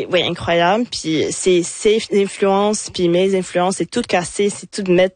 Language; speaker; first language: French; non-native, local second language; English